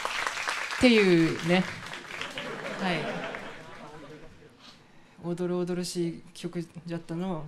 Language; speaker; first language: Japanese; native; Japanese